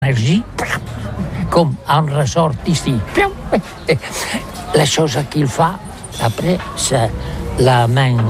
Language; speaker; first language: French; non-native, learner; Catalan